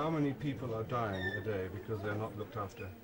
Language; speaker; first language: English; native; English